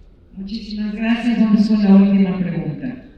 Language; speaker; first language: Spanish; native; Spanish